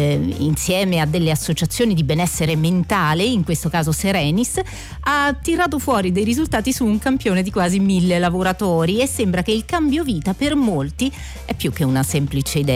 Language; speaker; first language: Italian; native; Italian